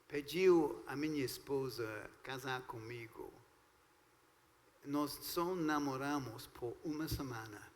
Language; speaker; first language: Portuguese; non-native, fluent; English